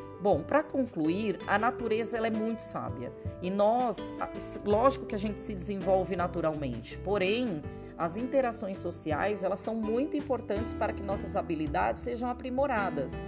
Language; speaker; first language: Portuguese; native; Portuguese